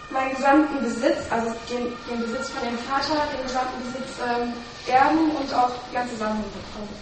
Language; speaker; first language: German; native; German